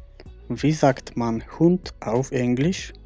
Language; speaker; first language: German; non-native, fluent; Macedonian